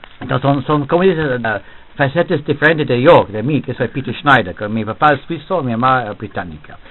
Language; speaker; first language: Spanish; non-native, fluent; English